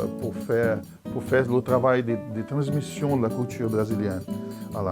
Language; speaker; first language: French; non-native, fluent; Portuguese